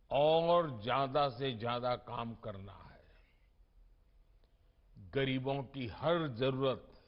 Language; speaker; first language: Hindi; non-native, local second language; Gujarati